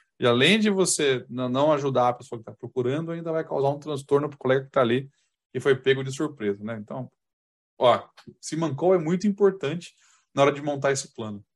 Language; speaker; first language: Portuguese; native; Portuguese